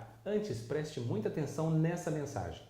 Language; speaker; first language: Portuguese; native; Portuguese